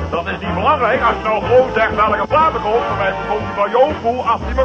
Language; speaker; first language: Dutch; native; Dutch